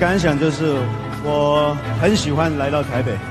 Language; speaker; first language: Chinese; non-native, local second language; Cantonese